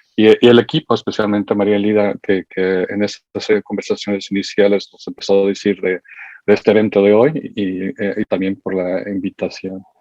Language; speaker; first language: Spanish; early bilingual, heritage; Spanish